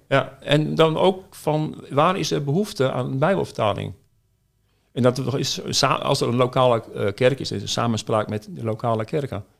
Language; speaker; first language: Dutch; native; Dutch